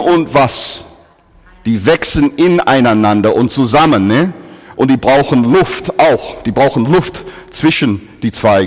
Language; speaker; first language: German; non-native, fluent; English